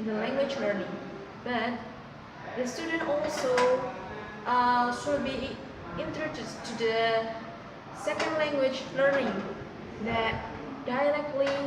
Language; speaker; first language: English; non-native, learner; Indonesian